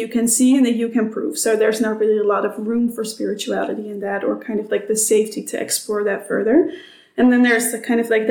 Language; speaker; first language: English; non-native, fluent; Dutch